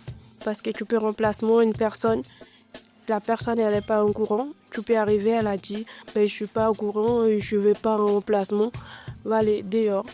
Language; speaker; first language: French; non-native, learner; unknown